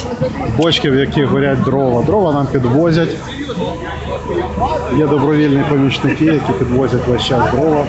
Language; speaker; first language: Ukrainian; native; Ukrainian